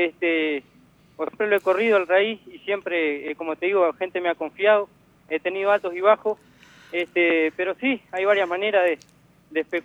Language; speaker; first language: Spanish; native; Spanish